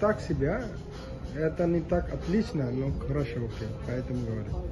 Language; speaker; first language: Russian; non-native, learner; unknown